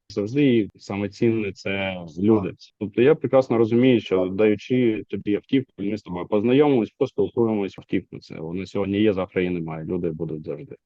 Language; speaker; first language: Ukrainian; native; Ukrainian